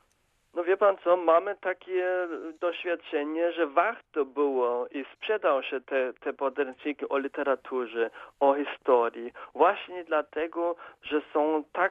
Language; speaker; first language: Polish; non-native, fluent; German